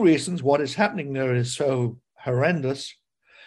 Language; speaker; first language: English; native; English